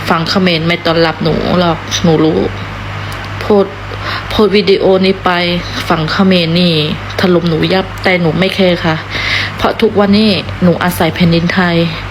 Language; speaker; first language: Thai; non-native, fluent; Khmer